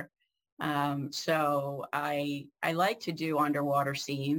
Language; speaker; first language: English; native; English